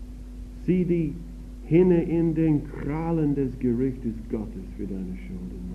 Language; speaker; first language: German; non-native, fluent; English